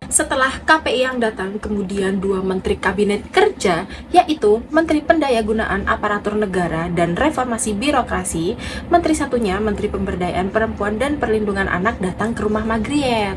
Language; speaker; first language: Indonesian; native; Indonesian